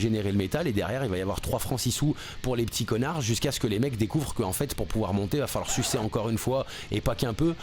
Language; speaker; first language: French; native; French